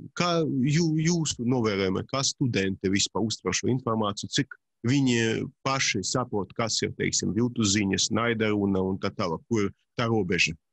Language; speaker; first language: Latvian; native; Latvian